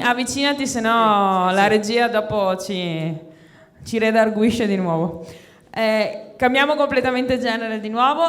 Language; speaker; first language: Italian; native; Italian